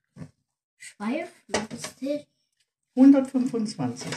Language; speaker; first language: German; native; German